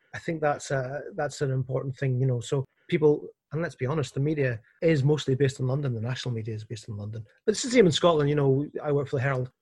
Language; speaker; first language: English; native; English